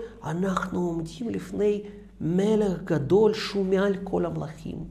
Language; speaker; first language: Hebrew; non-native, fluent; Russian